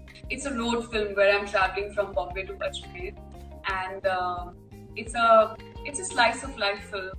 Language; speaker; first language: English; non-native, local second language; Hindi